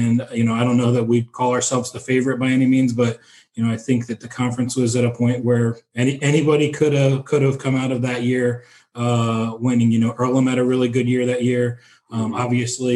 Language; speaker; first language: English; native; English